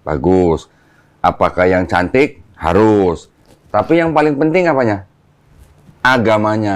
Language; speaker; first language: Indonesian; native; Indonesian